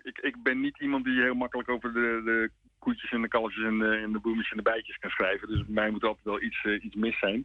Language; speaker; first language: Dutch; native; Dutch